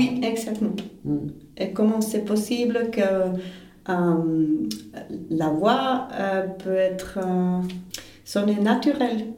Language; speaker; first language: French; non-native, fluent; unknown